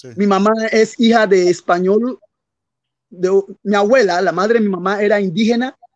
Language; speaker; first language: Spanish; native; Spanish